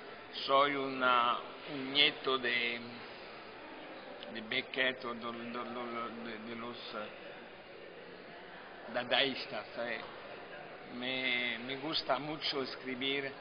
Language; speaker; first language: Spanish; non-native, fluent; French